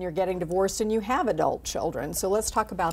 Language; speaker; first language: English; native; English